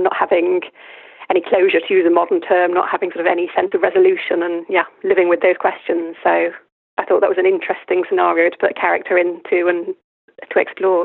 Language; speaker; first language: English; native; English